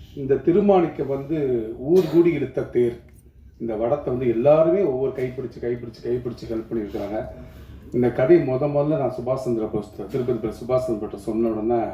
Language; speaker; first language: Tamil; native; Tamil